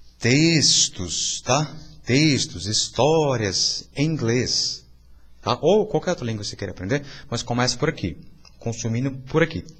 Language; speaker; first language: Portuguese; native; Portuguese